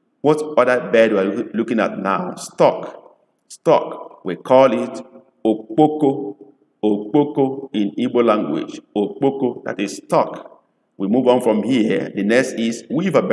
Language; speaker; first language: English; non-native, local second language; Igbo